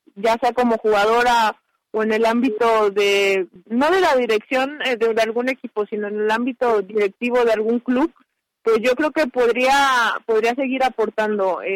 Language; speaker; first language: Spanish; native; Spanish